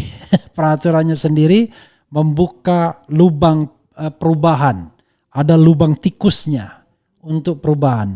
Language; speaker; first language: Indonesian; native; Indonesian